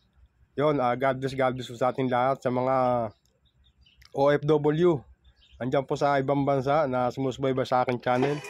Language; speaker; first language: Filipino; non-native, local second language; Cebuano